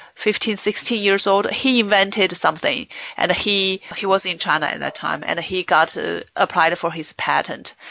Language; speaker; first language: English; non-native, fluent; Chinese